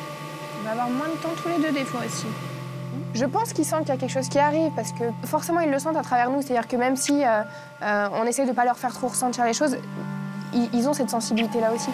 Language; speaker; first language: French; native; French